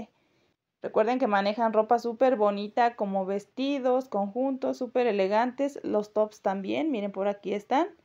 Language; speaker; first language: Spanish; native; Spanish